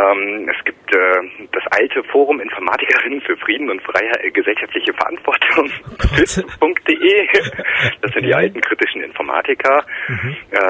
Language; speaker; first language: German; native; German